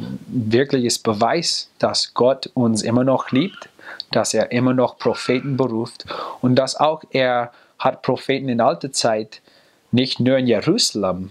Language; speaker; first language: German; non-native, fluent; English